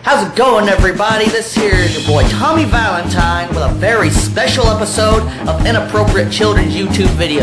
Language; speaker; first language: English; native; English